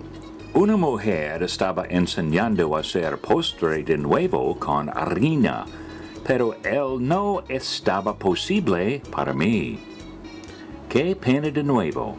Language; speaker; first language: Spanish; non-native, learner; English